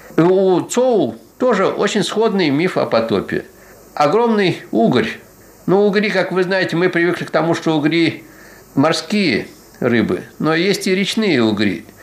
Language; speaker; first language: Russian; native; Russian